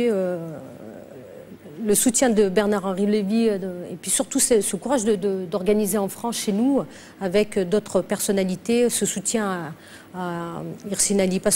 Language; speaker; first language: French; native; French